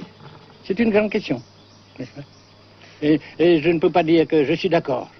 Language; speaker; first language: French; non-native, fluent; Vietnamese